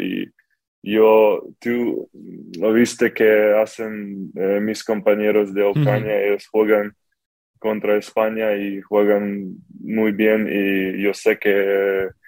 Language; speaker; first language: Spanish; non-native, learner; Ukrainian